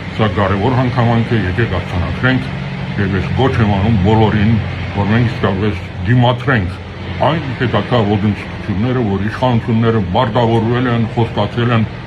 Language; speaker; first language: Armenian; early bilingual, heritage; Armenian